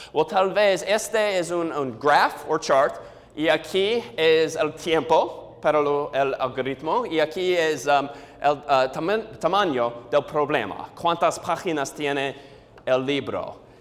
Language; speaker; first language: Spanish; non-native, learner; English